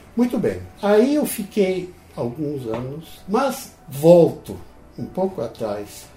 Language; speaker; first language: Portuguese; non-native, fluent; Dutch